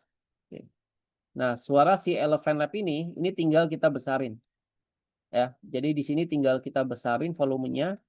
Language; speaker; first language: Indonesian; native; Indonesian